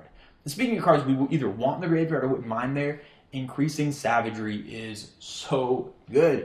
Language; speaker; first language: English; native; English